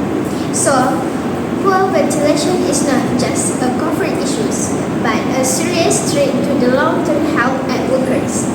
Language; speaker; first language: English; non-native, learner; Malay